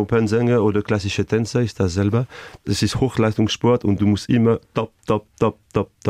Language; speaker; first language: German; non-native, fluent; French